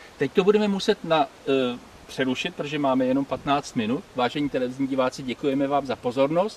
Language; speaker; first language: Czech; native; Czech